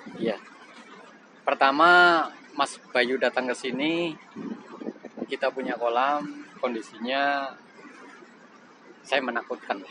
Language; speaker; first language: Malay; non-native, local second language; Javanese